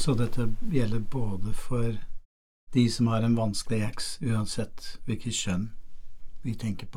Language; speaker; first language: Norwegian; non-native, fluent; English